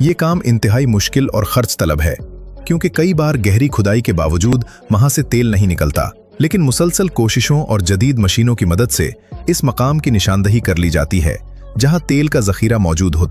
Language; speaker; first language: Urdu; native; Urdu